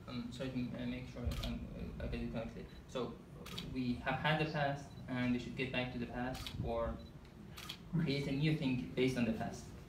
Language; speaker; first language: English; non-native, fluent; Persian